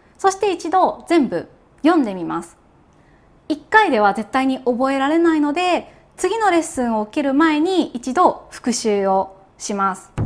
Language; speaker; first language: Japanese; native; Japanese